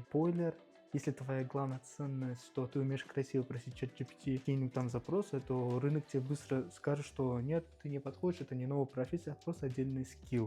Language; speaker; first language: Russian; native; Russian